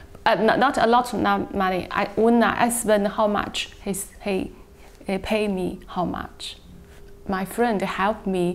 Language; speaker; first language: English; non-native, learner; Chinese